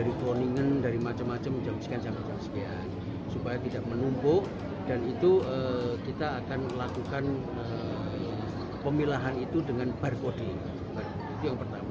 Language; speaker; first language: Indonesian; native; Indonesian